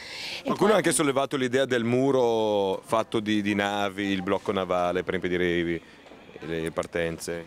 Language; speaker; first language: Italian; native; Italian